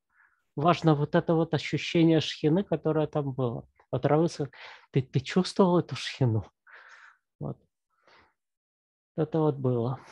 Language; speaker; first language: Russian; native; Russian